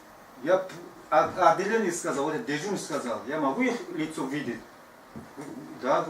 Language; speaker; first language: Russian; non-native, learner; Tajik